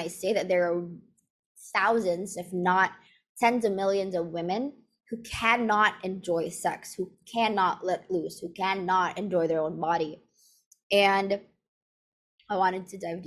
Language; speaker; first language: English; non-native, local second language; Filipino